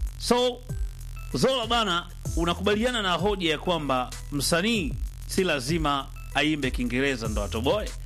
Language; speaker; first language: Swahili; native; Swahili